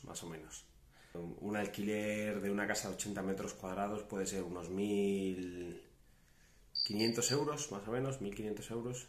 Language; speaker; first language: Spanish; native; Spanish